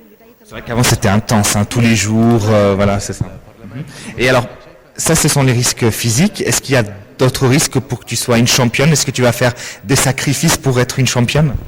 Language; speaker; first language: French; native; French